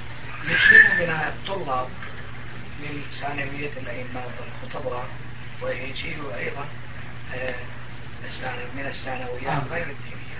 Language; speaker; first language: Arabic; non-native, fluent; Turkish